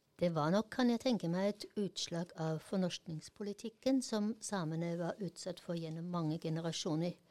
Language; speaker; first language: Norwegian; non-native, fluent; German